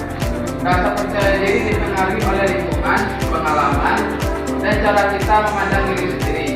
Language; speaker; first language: Indonesian; native; Indonesian